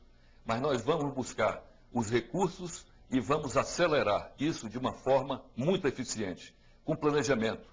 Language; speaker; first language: Portuguese; native; Portuguese